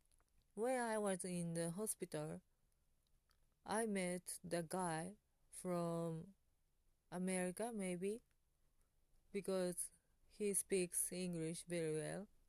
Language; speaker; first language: English; non-native, learner; Japanese